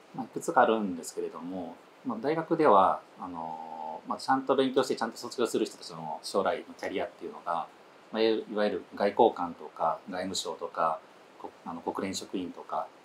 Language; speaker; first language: Japanese; native; Japanese